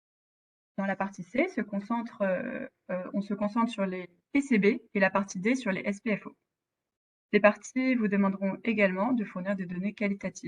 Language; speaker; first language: French; native; French